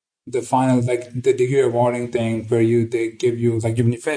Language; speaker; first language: English; non-native, local second language; Urdu